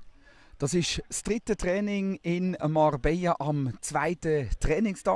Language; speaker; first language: German; native; German